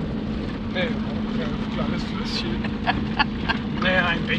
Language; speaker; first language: German; native; German